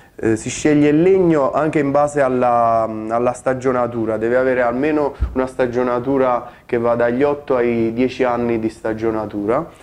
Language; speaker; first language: Italian; native; Italian